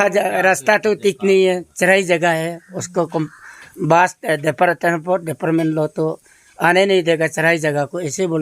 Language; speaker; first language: Hindi; non-native, local second language; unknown